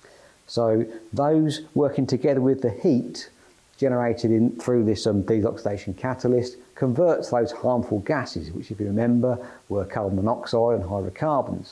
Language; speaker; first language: English; native; English